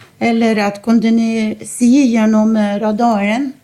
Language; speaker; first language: Swedish; non-native, fluent; Arabic